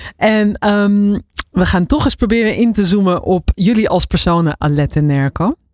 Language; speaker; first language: Dutch; native; Dutch